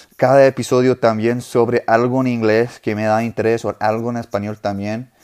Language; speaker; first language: Spanish; non-native, fluent; English